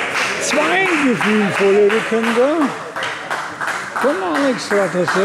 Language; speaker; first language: German; native; German